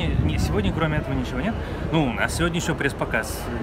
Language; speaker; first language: Russian; native; Russian